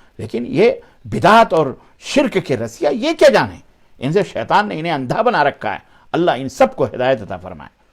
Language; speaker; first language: Urdu; native; Urdu